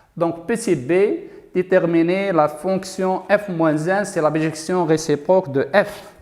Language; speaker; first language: French; non-native, local second language; Arabic